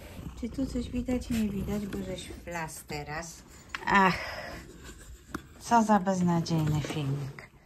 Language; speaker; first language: Polish; native; Polish